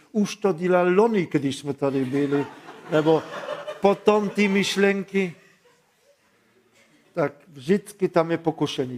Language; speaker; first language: Czech; non-native, fluent; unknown